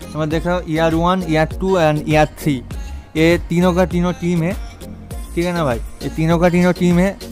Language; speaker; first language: Hindi; non-native, local second language; Bangla